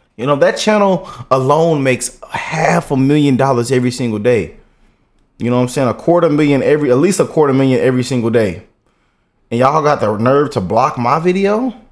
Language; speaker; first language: English; native; English